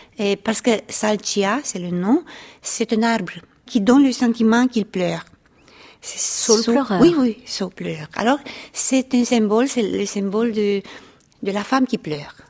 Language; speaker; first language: French; non-native, fluent; Romanian